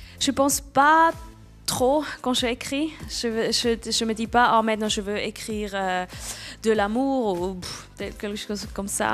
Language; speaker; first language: French; non-native, local second language; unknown